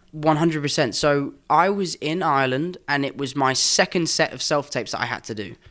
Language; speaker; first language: English; native; English